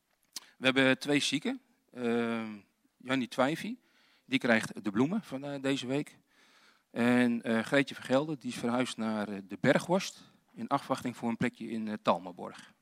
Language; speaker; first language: Dutch; native; Dutch